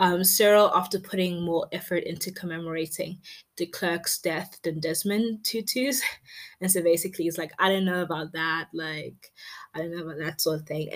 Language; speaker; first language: English; native; English